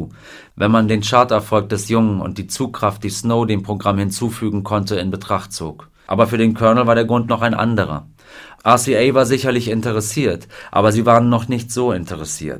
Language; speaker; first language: German; native; German